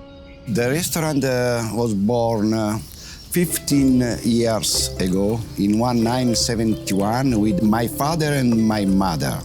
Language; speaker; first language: English; non-native, learner; Italian